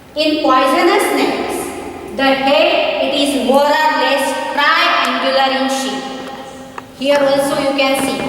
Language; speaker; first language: English; non-native, local second language; Marathi